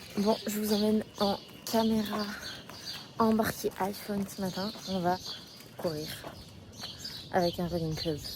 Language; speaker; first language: French; native; French